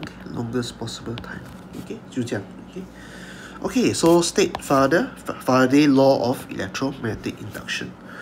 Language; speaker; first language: English; non-native, local second language; Chinese